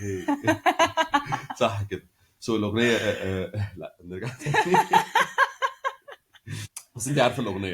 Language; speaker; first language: Arabic; native; Arabic